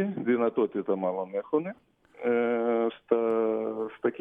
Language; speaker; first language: Greek; non-native, fluent; Russian